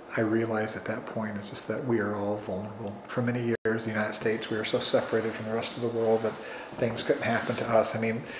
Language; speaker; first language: English; native; English